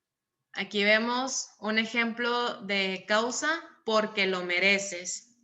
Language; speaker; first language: Spanish; native; Spanish